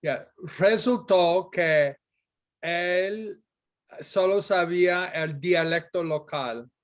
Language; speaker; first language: Spanish; non-native, fluent; English